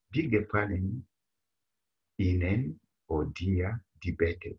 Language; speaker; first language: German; non-native, fluent; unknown